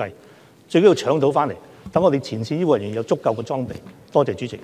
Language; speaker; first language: Chinese; non-native, local second language; Cantonese